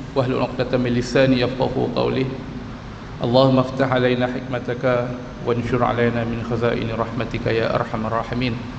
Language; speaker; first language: Malay; native; Malay